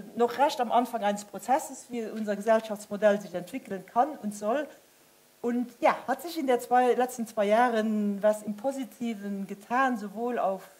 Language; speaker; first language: German; non-native, local second language; Luxembourgish